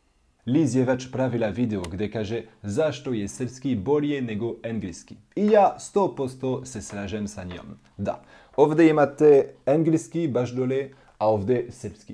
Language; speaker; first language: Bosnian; non-native, fluent; French